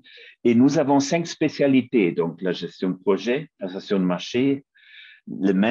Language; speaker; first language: French; non-native, fluent; German